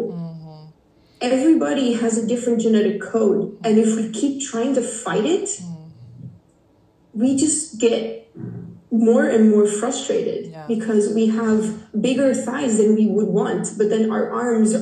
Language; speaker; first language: English; non-native, fluent; Portuguese